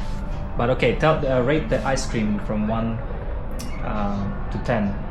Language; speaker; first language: English; non-native, fluent; Russian